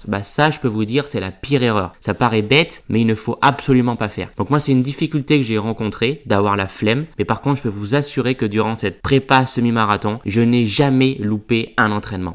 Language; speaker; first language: French; native; French